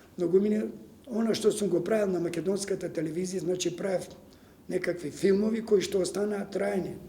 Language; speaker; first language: Macedonian; non-native, local second language; Serbian